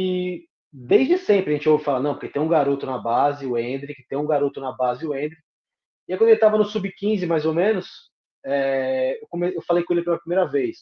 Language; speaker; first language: Portuguese; native; Portuguese